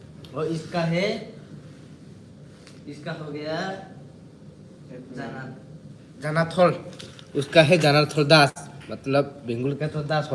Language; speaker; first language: Hindi; non-native, local second language; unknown